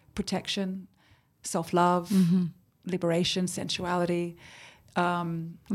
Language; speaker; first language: English; native; English